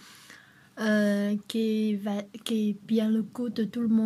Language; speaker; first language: French; non-native, learner; Chinese